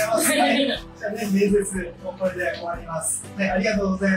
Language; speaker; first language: Japanese; native; Japanese